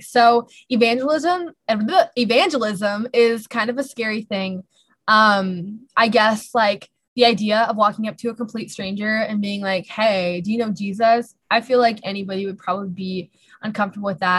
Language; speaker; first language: English; native; English